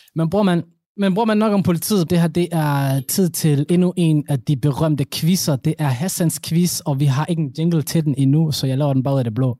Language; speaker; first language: Danish; early bilingual, other home language; Somali